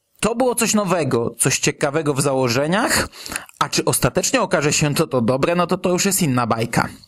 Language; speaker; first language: Polish; native; Polish